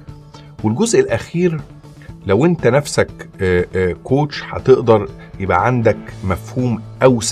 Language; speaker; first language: Arabic; native; Arabic